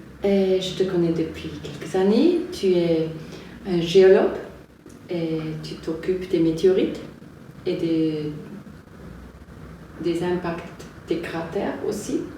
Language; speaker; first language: French; non-native, fluent; German